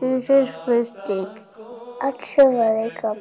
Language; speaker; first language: German; early bilingual, other home language; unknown